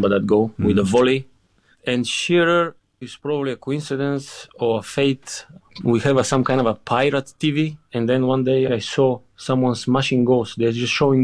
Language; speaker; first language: English; non-native, fluent; Bulgarian